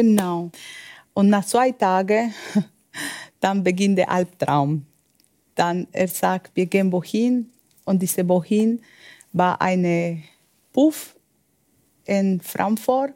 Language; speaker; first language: German; non-native, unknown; Spanish